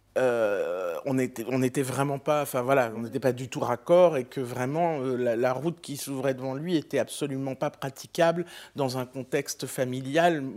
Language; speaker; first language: French; native; French